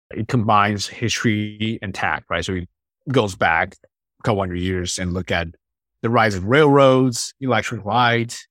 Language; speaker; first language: English; non-native, fluent; Chinese